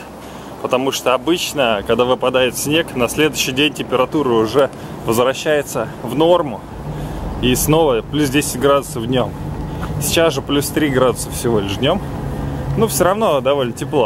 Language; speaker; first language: Russian; native; Russian